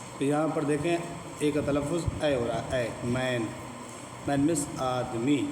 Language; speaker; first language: Urdu; native; Urdu